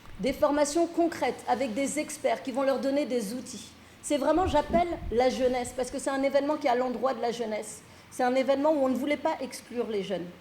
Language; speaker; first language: French; early bilingual, other home language; Fula